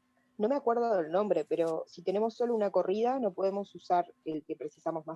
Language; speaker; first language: Spanish; native; Spanish